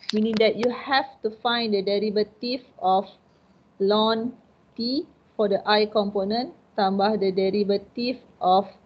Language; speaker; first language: English; non-native, local second language; Malay